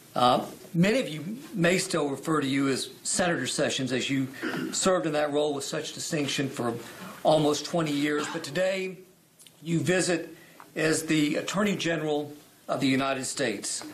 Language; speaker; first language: English; native; English